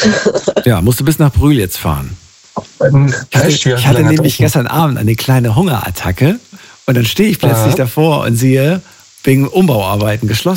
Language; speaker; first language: German; native; German